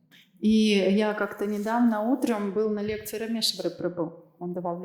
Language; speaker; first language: Russian; native; Russian